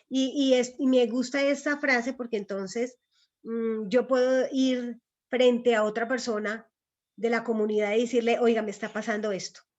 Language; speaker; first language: Spanish; native; Spanish